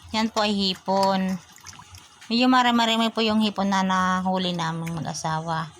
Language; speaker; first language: Filipino; non-native, local second language; Bikol